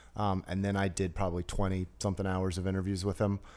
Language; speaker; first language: English; native; English